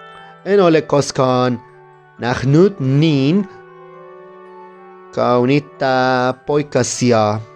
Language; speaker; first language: Finnish; non-native, learner; Spanish